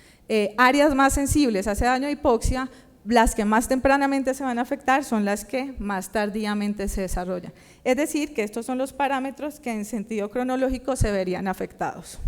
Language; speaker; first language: Spanish; native; Spanish